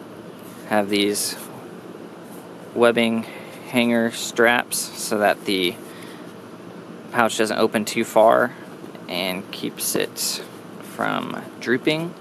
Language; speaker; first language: English; native; English